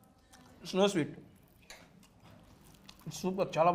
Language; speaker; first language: Telugu; native; Telugu